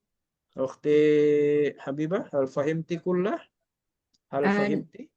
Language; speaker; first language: Arabic; non-native, fluent; Malay